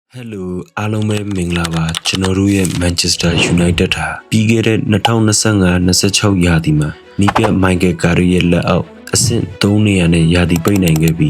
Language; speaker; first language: Burmese; native; Burmese